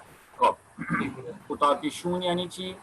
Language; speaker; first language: Persian; non-native, fluent; Urdu